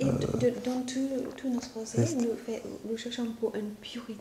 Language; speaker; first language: French; non-native, fluent; English